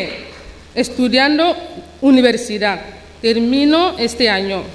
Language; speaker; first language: Spanish; non-native, learner; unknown